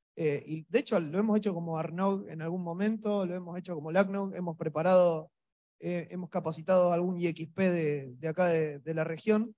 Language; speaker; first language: Spanish; native; Spanish